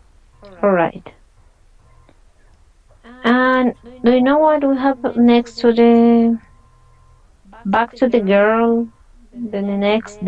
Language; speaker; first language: English; non-native, fluent; Spanish